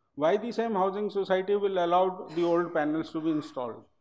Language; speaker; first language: English; non-native, local second language; Hindi